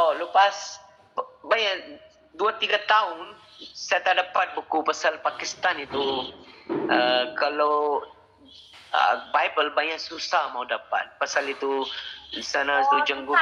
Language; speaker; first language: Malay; non-native, learner; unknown